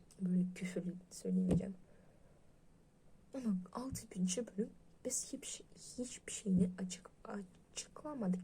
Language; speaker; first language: Turkish; non-native, learner; Russian